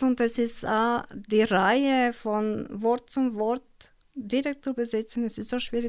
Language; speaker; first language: German; non-native, learner; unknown